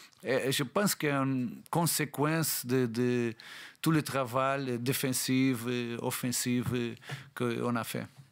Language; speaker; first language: French; non-native, learner; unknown